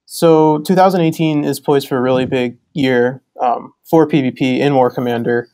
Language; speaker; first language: English; native; English